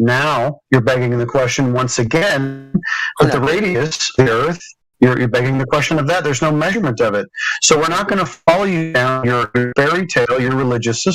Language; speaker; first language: English; native; English